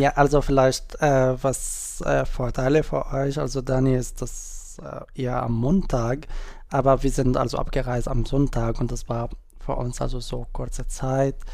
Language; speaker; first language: German; non-native, learner; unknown